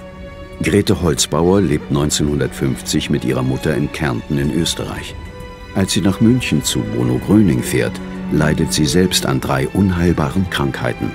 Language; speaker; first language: German; native; German